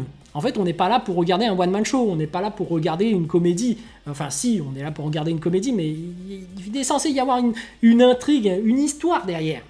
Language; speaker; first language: French; native; French